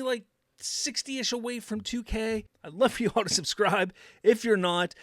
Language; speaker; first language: English; native; English